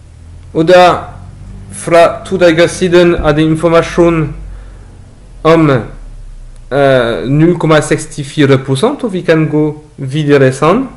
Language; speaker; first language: Norwegian; non-native, fluent; French